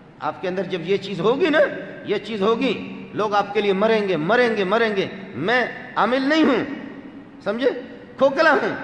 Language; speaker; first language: Urdu; non-native, local second language; Baluchi